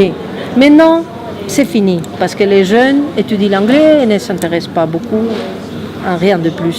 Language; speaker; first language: French; non-native, fluent; Spanish